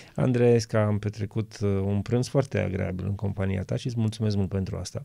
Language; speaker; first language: Romanian; native; Romanian